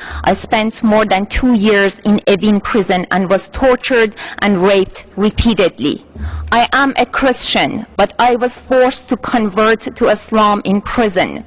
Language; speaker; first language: English; non-native, fluent; Persian